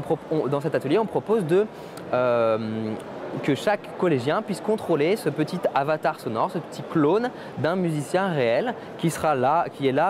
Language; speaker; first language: French; native; French